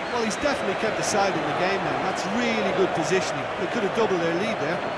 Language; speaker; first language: English; native; English